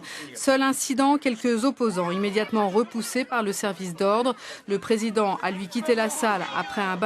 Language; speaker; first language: French; native; French